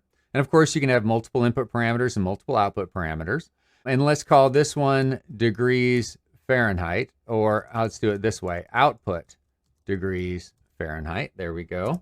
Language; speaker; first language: English; native; English